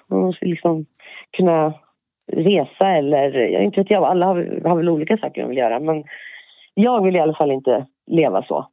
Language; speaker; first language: Swedish; native; Swedish